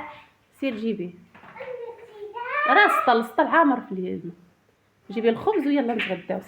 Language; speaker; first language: Arabic; native; Arabic